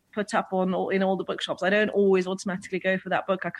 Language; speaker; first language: English; non-native, fluent; Russian